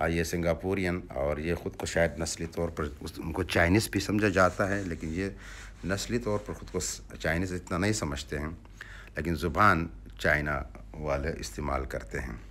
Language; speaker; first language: Urdu; non-native, local second language; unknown